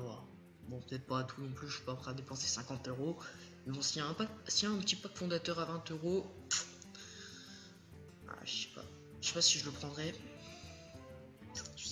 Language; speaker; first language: French; native; French